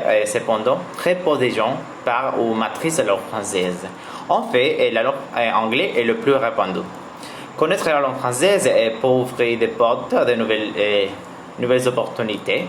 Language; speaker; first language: French; non-native, learner; Spanish